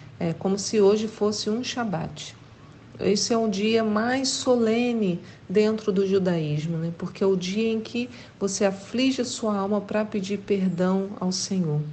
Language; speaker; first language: Portuguese; native; Portuguese